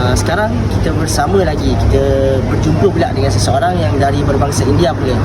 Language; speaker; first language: Malay; native; Malay